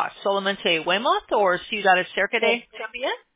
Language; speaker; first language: Spanish; non-native, learner; English